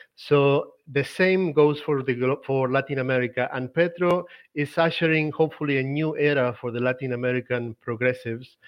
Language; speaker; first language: English; non-native, fluent; Spanish